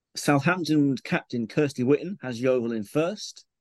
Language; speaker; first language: English; native; English